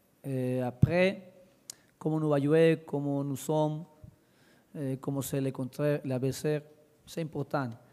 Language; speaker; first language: French; non-native, learner; Spanish